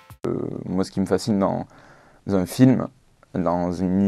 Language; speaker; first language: French; native; French